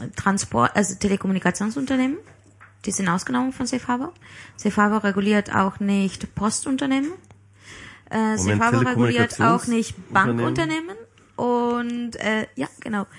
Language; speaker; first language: German; non-native, fluent; Spanish